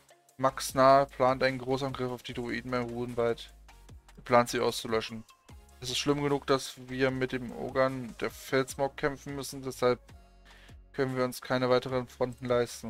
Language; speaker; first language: German; native; German